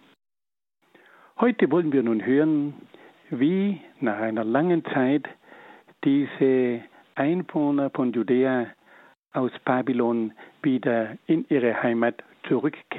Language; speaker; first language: German; native; German